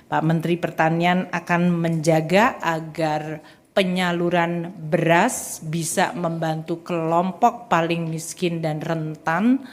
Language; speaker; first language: Indonesian; native; Indonesian